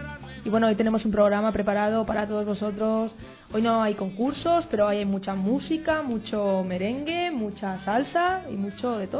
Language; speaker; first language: Spanish; native; Spanish